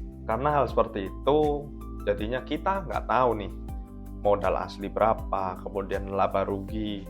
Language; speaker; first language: Indonesian; native; Indonesian